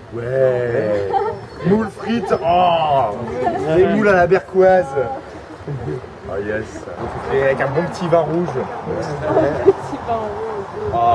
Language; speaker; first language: French; native; French